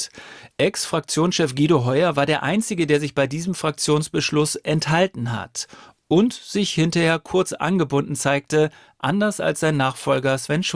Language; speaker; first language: German; native; German